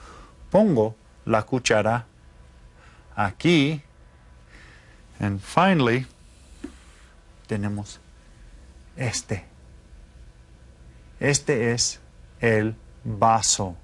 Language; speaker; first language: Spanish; non-native, fluent; English